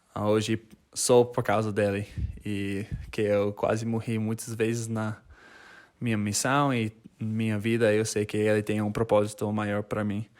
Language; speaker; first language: Portuguese; non-native, fluent; English